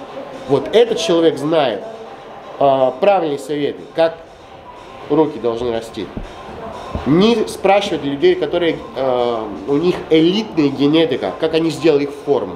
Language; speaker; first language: Russian; non-native, fluent; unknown